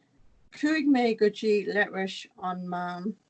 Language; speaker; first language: Irish; non-native, local second language; English